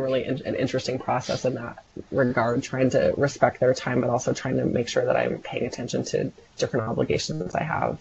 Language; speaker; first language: English; native; English